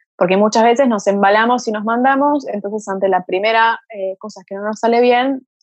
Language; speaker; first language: Spanish; early bilingual, other home language; Portuguese